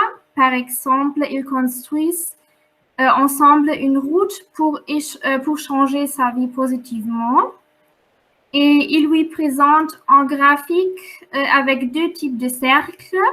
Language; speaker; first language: French; non-native, fluent; German